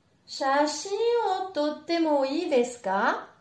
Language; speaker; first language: Japanese; non-native, fluent; French